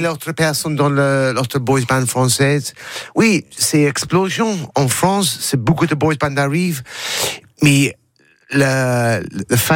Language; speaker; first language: French; non-native, learner; English